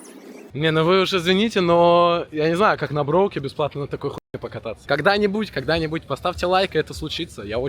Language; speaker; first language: Russian; native; Russian